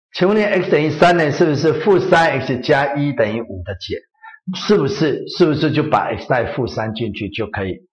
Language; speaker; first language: Chinese; native; Chinese